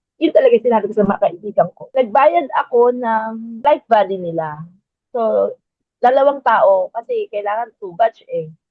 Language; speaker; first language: Filipino; native; Filipino